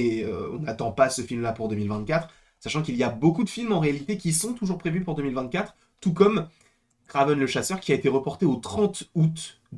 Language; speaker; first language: French; native; French